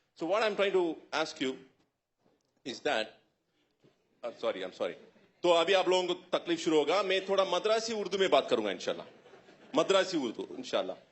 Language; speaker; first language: Hindi; non-native, local second language; Tamil